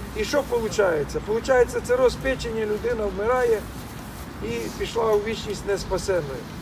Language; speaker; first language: Ukrainian; non-native, local second language; Russian